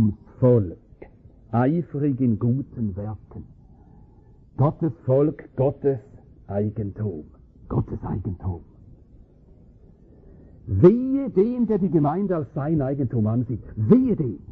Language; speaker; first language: German; native; German